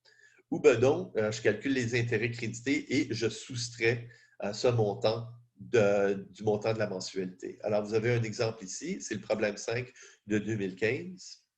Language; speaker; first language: French; native; French